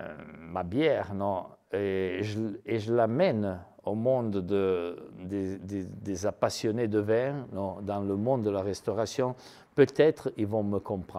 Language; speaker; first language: French; non-native, fluent; Italian